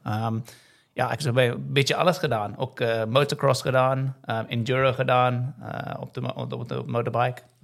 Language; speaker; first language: Dutch; non-native, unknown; English